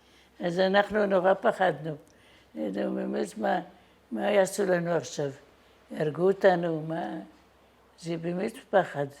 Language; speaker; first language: Hebrew; non-native, fluent; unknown